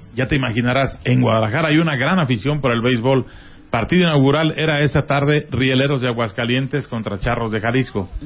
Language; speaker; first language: Spanish; native; Spanish